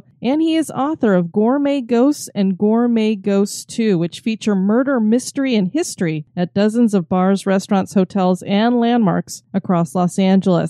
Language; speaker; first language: English; native; English